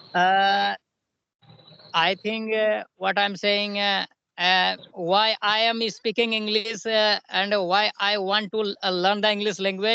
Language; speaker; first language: English; non-native, learner; Hindi